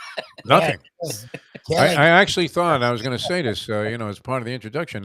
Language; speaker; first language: English; native; English